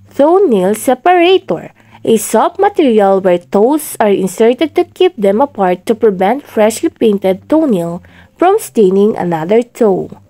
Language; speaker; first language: English; non-native, local second language; Filipino